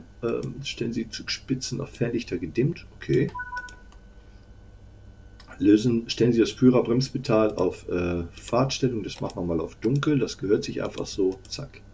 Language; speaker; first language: German; native; German